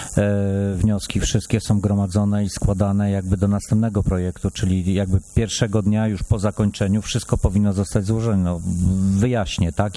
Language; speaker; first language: Polish; native; Polish